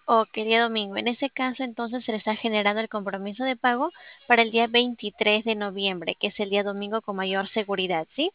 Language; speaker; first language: Spanish; native; Spanish